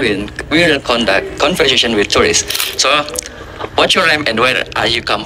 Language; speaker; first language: English; non-native, learner; Indonesian